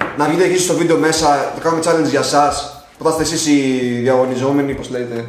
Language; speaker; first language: Greek; early bilingual, other home language; Russian